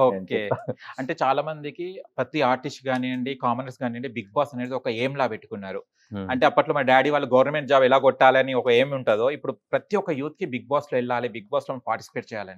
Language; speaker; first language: Telugu; native; Telugu